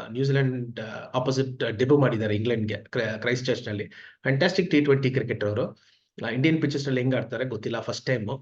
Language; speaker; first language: Kannada; non-native, local second language; Tamil